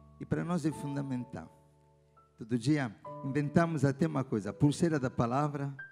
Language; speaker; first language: Portuguese; non-native, fluent; Italian